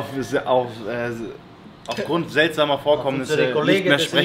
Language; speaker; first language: German; native; German